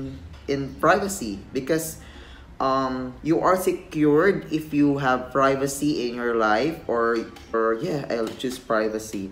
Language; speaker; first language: English; non-native, local second language; Filipino